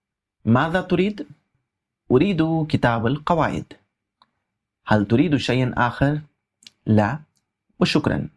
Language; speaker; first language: Arabic; non-native, fluent; Urdu